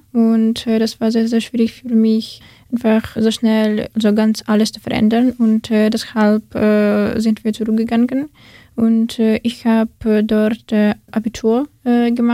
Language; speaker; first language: German; non-native, learner; Ukrainian